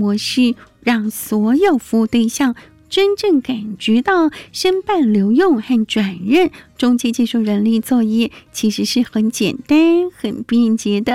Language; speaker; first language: Chinese; native; Chinese